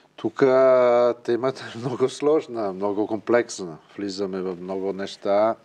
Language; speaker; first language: Bulgarian; non-native, fluent; Italian